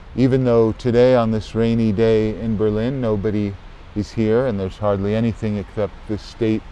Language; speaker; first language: English; native; English